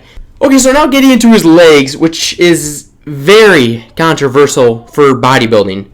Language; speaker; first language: English; native; English